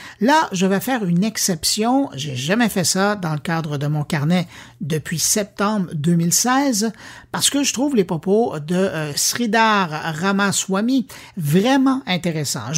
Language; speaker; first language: French; native; French